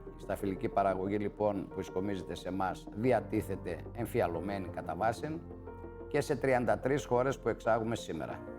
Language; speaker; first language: Greek; native; Greek